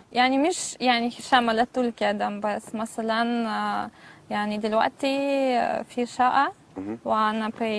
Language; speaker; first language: Arabic; non-native, learner; Russian